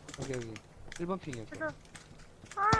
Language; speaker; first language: Korean; non-native, fluent; Chinese